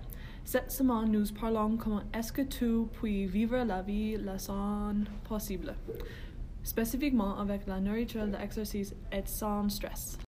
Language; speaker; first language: French; non-native, learner; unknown